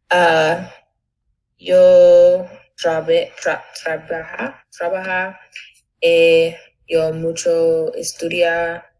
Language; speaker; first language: Spanish; non-native, learner; English